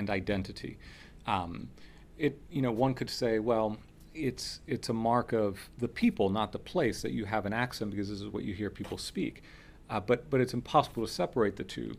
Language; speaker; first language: English; early bilingual, other home language; Spanish